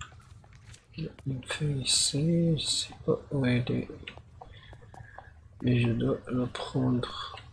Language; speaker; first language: French; non-native, learner; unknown